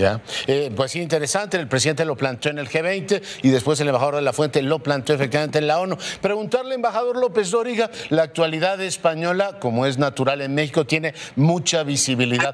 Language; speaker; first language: Spanish; native; Spanish